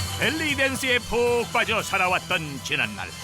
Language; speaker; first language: Korean; native; Korean